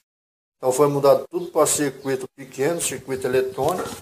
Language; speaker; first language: Portuguese; native; Portuguese